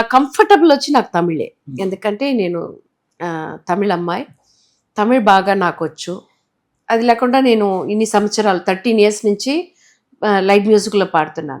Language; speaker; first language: Telugu; non-native, local second language; Tamil